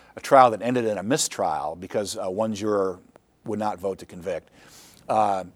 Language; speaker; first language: English; native; English